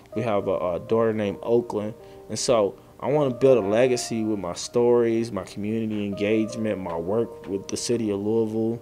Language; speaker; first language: English; native; English